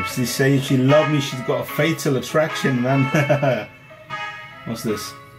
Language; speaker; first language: English; early bilingual, other home language; Hindi